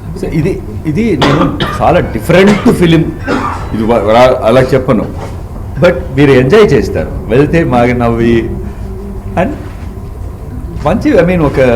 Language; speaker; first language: Telugu; non-native, learner; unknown